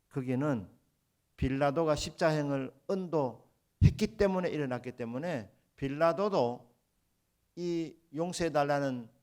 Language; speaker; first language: Korean; native; Korean